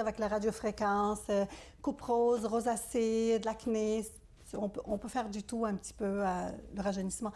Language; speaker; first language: French; native; French